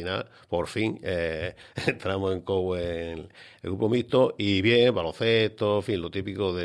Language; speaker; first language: Spanish; native; Spanish